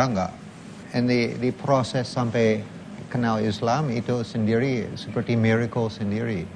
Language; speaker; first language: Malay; non-native, fluent; English